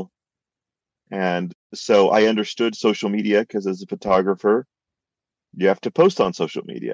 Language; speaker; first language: English; native; English